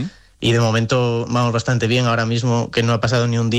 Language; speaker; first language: Spanish; native; Spanish